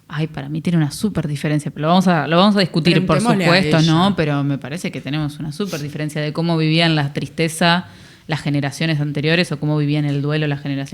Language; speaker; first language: Spanish; native; Spanish